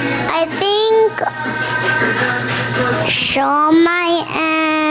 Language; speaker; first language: English; non-native, local second language; Filipino